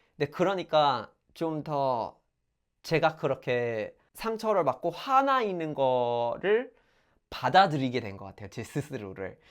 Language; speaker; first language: Korean; non-native, fluent; English